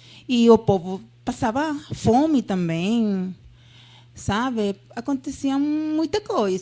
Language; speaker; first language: Portuguese; non-native, fluent; Spanish